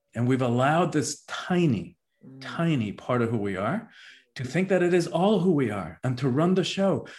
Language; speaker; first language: English; early bilingual, other home language; Spanish